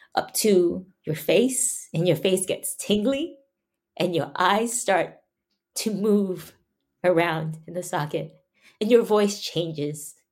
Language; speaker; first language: English; non-native, local second language; Chinese